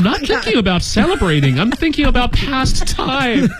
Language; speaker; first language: English; native; English